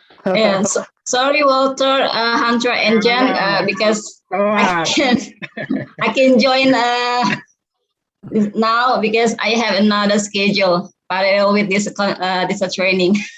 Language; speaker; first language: English; non-native, fluent; Indonesian